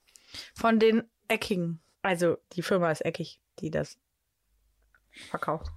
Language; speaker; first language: German; native; German